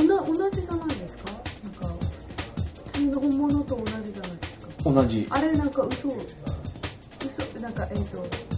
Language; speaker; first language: Japanese; non-native, fluent; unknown